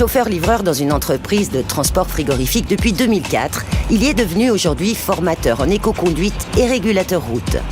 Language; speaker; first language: French; native; French